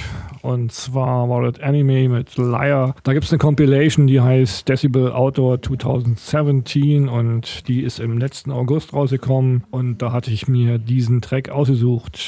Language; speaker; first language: German; native; German